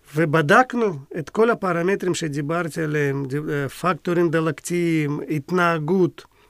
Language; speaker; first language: Hebrew; non-native, fluent; Russian